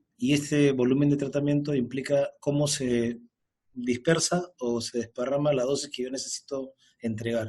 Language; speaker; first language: Spanish; native; Spanish